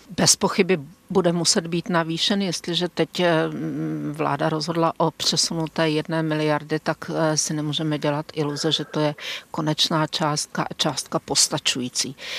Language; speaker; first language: Czech; native; Czech